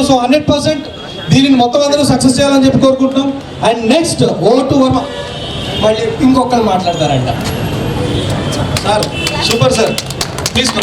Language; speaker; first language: Telugu; native; Telugu